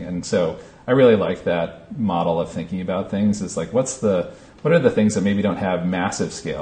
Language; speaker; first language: English; native; English